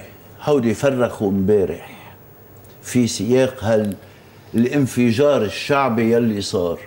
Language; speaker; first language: Arabic; native; Arabic